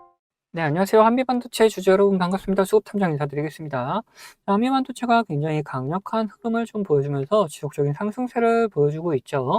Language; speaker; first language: Korean; native; Korean